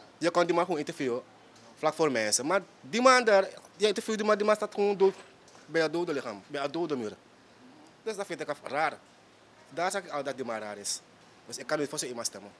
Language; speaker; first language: Dutch; native; Dutch